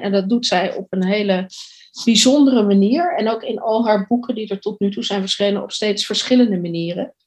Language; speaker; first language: Dutch; native; Dutch